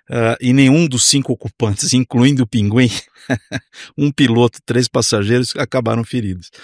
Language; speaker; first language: Portuguese; native; Portuguese